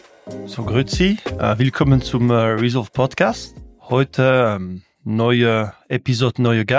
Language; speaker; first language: German; non-native, local second language; French